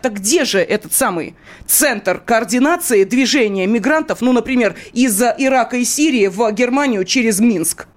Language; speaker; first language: Russian; native; Russian